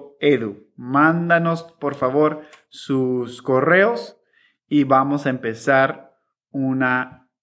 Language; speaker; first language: Spanish; non-native, fluent; English